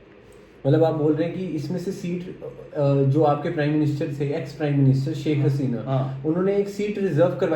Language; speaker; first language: Hindi; native; Hindi